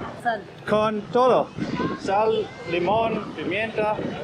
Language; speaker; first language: Spanish; non-native, learner; English